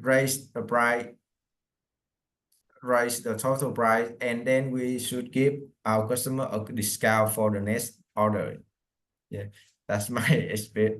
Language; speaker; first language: English; non-native, learner; Vietnamese